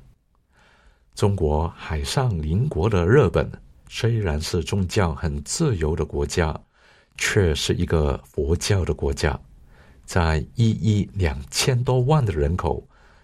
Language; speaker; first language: Chinese; non-native, local second language; Cantonese